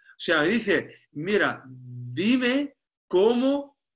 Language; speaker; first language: Spanish; non-native, fluent; Greek